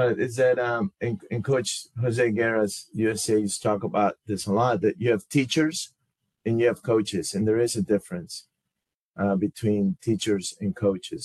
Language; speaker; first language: English; non-native, fluent; Spanish